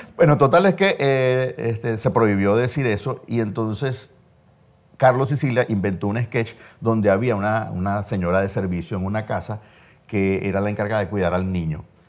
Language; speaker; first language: Spanish; native; Spanish